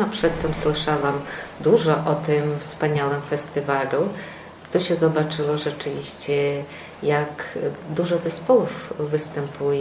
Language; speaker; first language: Polish; early bilingual, heritage; Polish